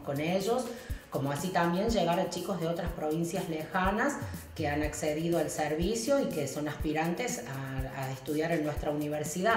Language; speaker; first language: Spanish; native; Spanish